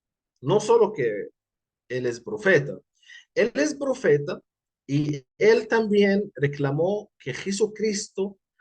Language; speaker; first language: Spanish; non-native, fluent; Arabic